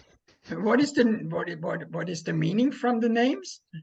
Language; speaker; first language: English; non-native, learner; German